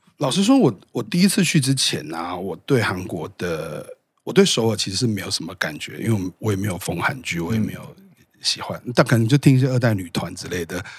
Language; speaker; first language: Chinese; native; Chinese